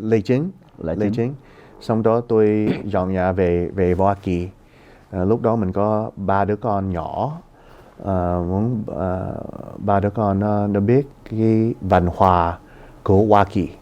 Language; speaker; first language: Vietnamese; early bilingual, heritage; Vietnamese